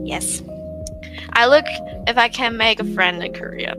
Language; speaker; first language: English; non-native, learner; German